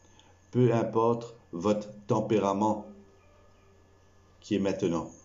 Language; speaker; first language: French; non-native, local second language; Morisyen